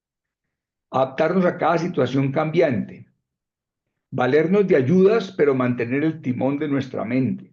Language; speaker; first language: Spanish; native; Spanish